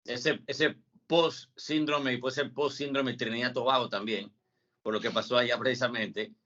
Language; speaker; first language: Spanish; native; Spanish